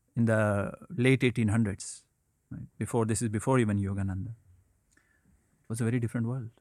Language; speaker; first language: English; non-native, local second language; Hindi